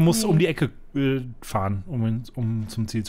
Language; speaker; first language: German; native; German